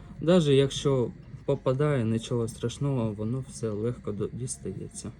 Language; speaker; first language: Ukrainian; non-native, local second language; Russian